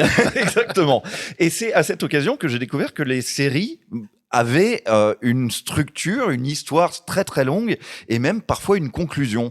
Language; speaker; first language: French; native; French